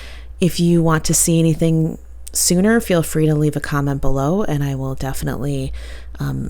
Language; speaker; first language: English; native; English